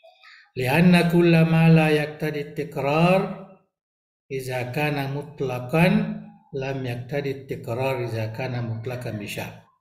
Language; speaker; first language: Arabic; non-native, fluent; Indonesian